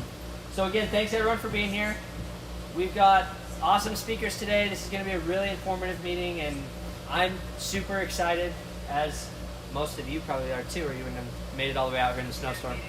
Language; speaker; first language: English; native; English